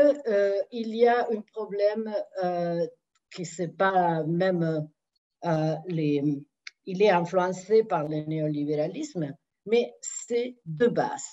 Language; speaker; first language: French; non-native, fluent; Spanish